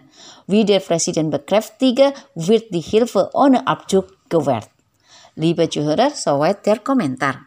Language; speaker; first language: German; non-native, fluent; Indonesian